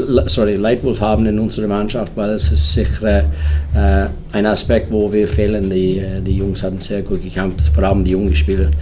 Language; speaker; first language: German; non-native, learner; English